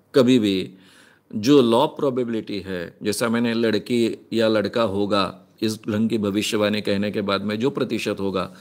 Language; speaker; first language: Hindi; non-native, local second language; Marathi